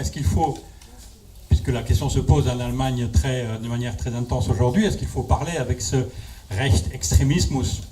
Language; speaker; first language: French; native; French